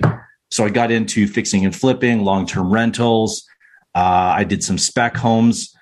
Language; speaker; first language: English; native; English